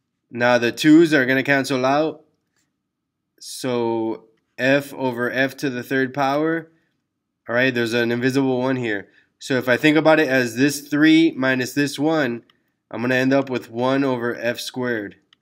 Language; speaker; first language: English; early bilingual, other home language; Spanish